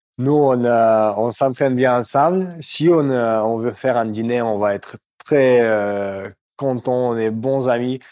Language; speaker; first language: French; non-native, fluent; Russian